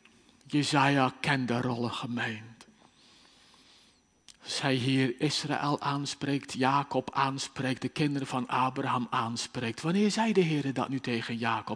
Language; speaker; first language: Dutch; native; Dutch